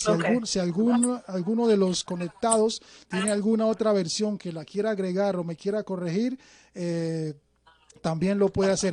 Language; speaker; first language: Spanish; native; Spanish